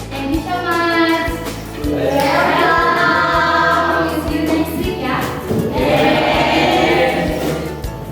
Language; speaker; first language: English; non-native, local second language; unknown